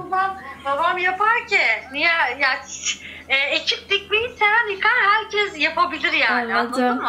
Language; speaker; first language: Turkish; native; Turkish